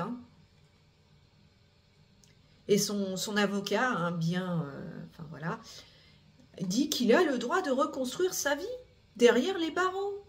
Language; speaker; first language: French; native; French